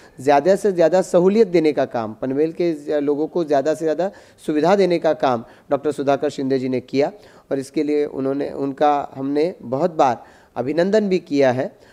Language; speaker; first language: Hindi; non-native, local second language; Marathi